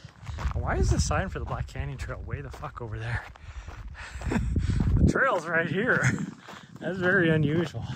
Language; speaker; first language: English; native; English